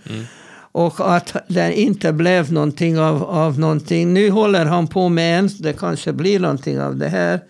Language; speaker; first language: Swedish; non-native, fluent; Hungarian